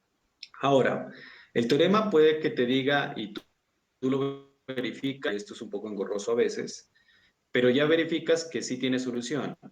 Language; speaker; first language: Spanish; native; Spanish